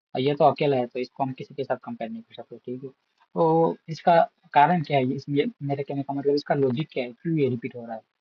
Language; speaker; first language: Hindi; non-native, local second language; Gujarati